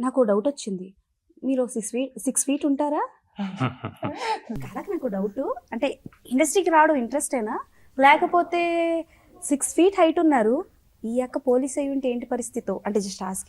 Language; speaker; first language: Telugu; native; Telugu